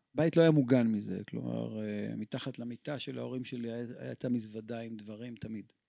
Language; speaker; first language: Hebrew; native; Hebrew